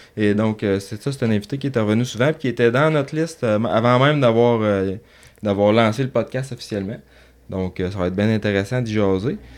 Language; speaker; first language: French; native; French